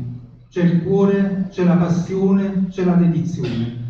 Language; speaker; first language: Italian; native; Italian